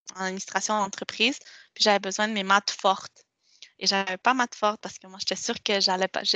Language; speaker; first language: French; non-native, local second language; Spanish